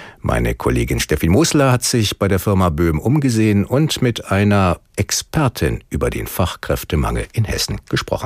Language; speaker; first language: German; native; German